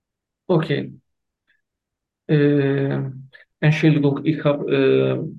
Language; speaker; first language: German; non-native, learner; Turkish